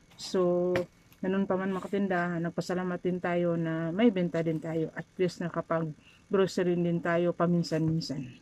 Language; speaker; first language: Filipino; non-native, local second language; Cebuano